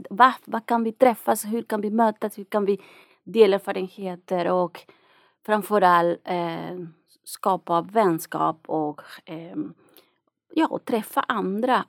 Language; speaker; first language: Swedish; non-native, fluent; Spanish